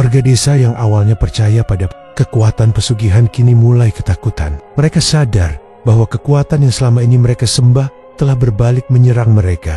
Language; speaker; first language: Indonesian; native; Indonesian